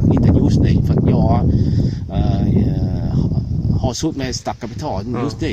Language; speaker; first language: Swedish; non-native, learner; Vietnamese